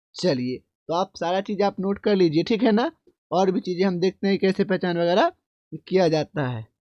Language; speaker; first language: Hindi; native; Hindi